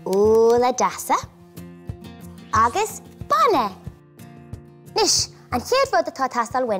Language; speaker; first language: Irish; native; Irish